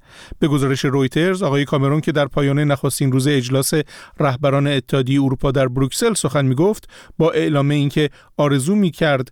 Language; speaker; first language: Persian; native; Persian